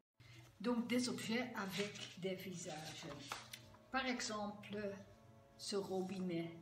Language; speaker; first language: French; non-native, fluent; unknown